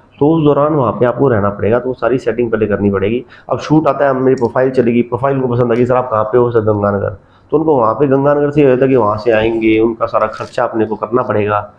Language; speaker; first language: Hindi; non-native, local second language; Punjabi